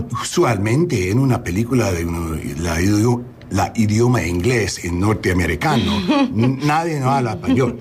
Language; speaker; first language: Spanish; early bilingual, heritage; English